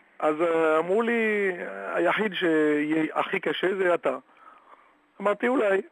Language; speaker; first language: Hebrew; non-native, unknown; French